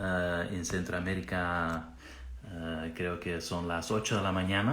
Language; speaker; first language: Spanish; non-native, fluent; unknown